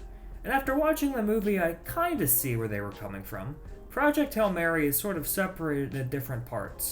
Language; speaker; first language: English; native; English